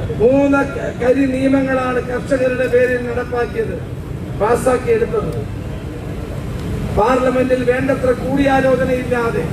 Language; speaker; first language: Malayalam; native; Malayalam